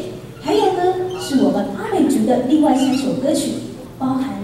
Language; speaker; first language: Chinese; native; Chinese